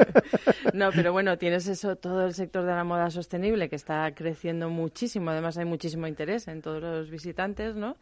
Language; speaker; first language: Spanish; non-native, fluent; German